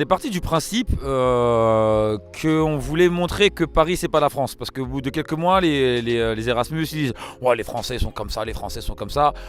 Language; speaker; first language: French; native; French